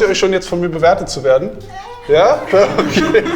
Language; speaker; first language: German; native; German